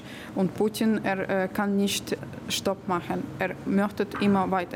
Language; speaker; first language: German; non-native, learner; Ukrainian